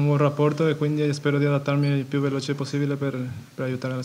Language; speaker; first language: Italian; non-native, fluent; Spanish